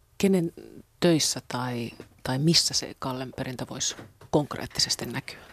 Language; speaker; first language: Finnish; native; Finnish